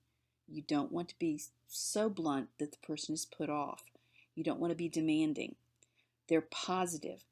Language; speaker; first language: English; native; English